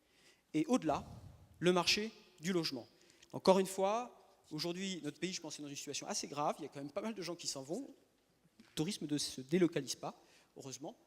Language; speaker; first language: French; native; French